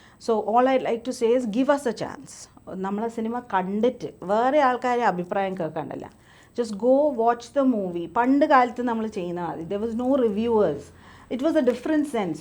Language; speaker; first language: Malayalam; early bilingual, other home language; English